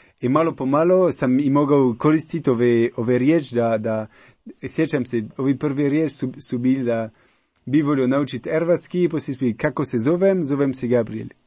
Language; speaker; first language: Croatian; non-native, learner; French